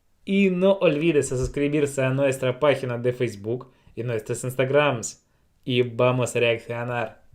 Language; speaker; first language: Spanish; non-native, fluent; Russian